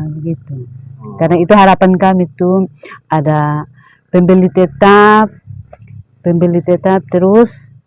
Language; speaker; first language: Indonesian; non-native, local second language; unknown